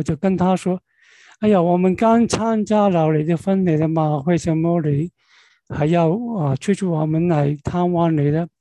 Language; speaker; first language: Chinese; non-native, local second language; Cantonese